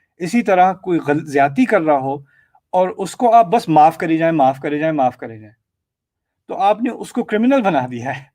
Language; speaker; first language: Urdu; early bilingual, heritage; Urdu